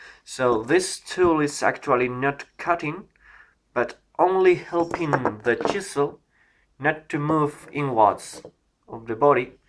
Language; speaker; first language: English; non-native, learner; Spanish